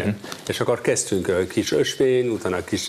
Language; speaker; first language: Hungarian; non-native, learner; French